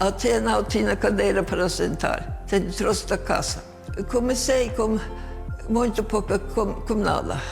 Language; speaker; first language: Portuguese; non-native, fluent; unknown